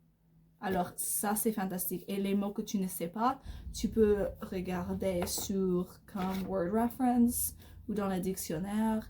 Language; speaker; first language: French; non-native, learner; English